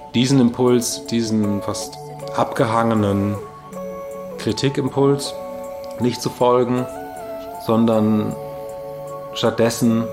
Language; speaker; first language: German; native; German